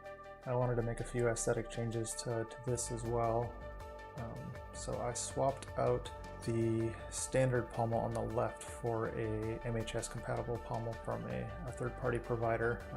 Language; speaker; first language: English; native; English